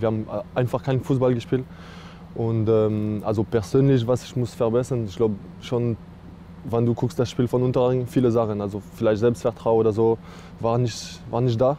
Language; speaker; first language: German; non-native, learner; French